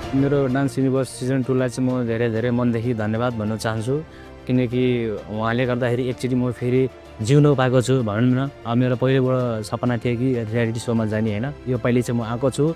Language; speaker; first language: Nepali; non-native, local second language; Eastern Tamang